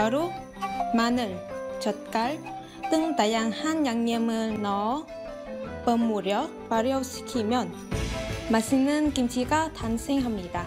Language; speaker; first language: Korean; non-native, fluent; Vietnamese